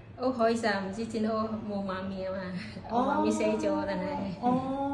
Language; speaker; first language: Cantonese; non-native, learner; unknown